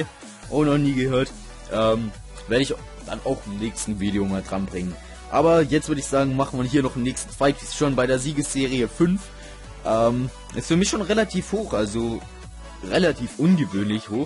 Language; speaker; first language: German; native; German